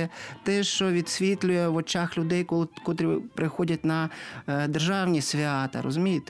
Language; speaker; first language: Ukrainian; non-native, local second language; Russian